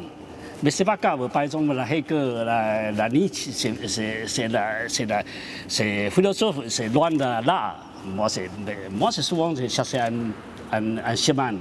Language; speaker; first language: French; non-native, learner; Chinese